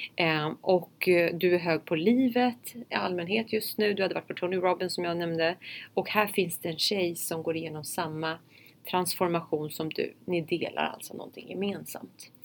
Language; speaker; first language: Swedish; early bilingual, other home language; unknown